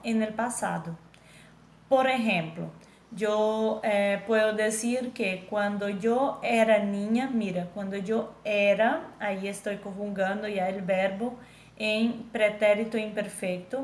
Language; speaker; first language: Spanish; non-native, fluent; Portuguese